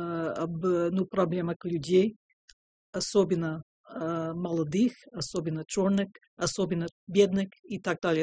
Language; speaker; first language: Russian; non-native, fluent; English